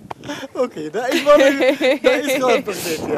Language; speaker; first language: Dutch; non-native, local second language; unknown